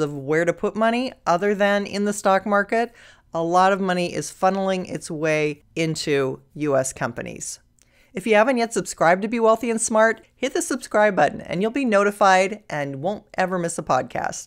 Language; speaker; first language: English; native; English